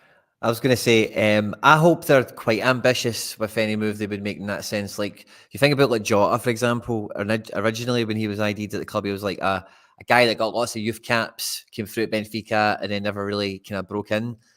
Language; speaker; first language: English; native; English